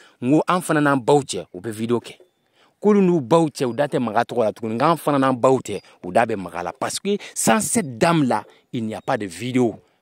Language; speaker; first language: French; non-native, local second language; Bambara